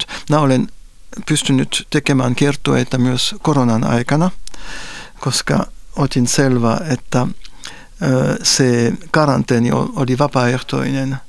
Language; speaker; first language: Finnish; non-native, fluent; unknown